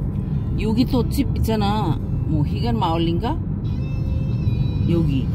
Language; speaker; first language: Korean; non-native, learner; Filipino